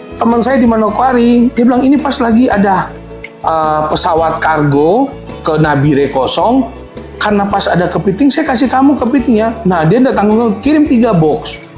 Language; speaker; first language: Indonesian; native; Indonesian